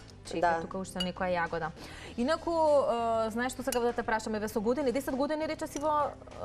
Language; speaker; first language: Macedonian; native; Macedonian